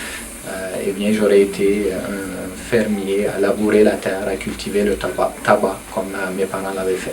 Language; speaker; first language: French; early bilingual, other home language; Turkish